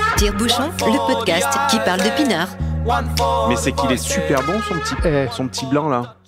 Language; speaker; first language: French; native; French